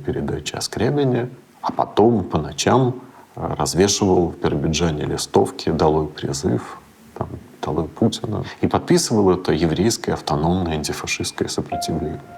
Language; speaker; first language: Russian; native; Russian